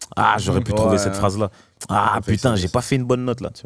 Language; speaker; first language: French; native; French